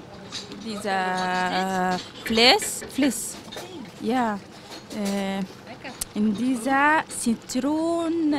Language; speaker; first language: Dutch; non-native, learner; Arabic